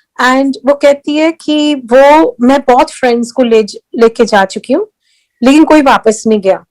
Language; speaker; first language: Hindi; early bilingual, heritage; Hindi